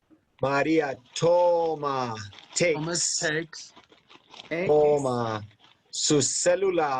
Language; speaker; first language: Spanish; non-native, fluent; English